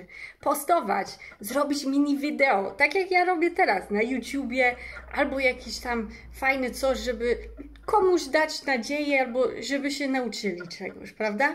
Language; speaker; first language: Polish; early bilingual, heritage; English